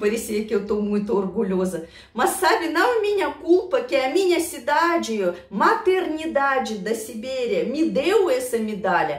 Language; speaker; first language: Portuguese; non-native, fluent; Russian